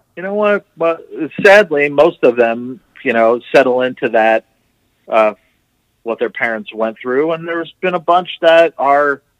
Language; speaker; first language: English; native; English